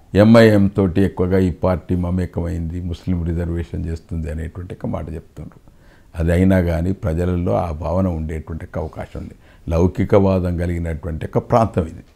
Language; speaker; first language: Telugu; native; Telugu